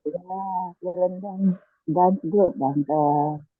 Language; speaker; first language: German; non-native, learner; Indonesian